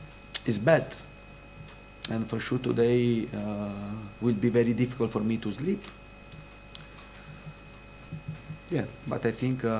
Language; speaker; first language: English; non-native, fluent; Italian